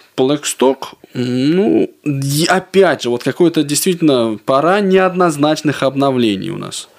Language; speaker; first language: Russian; native; Russian